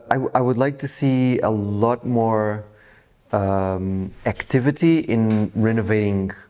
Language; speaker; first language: English; non-native, fluent; Portuguese